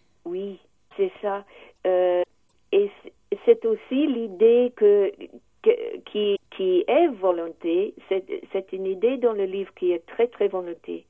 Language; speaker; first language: French; non-native, learner; English